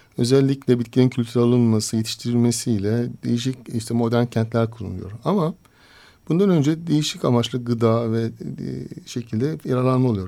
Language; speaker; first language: Turkish; native; Turkish